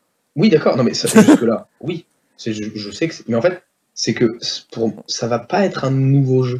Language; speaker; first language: French; native; French